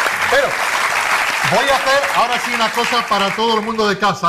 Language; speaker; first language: Spanish; native; Spanish